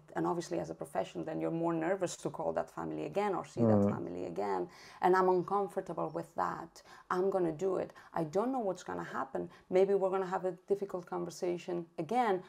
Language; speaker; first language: English; non-native, fluent; Spanish